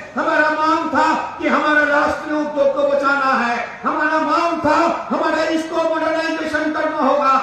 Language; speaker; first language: Hindi; non-native, local second language; Bangla